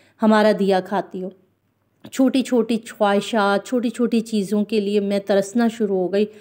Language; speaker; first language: Urdu; non-native, local second language; Punjabi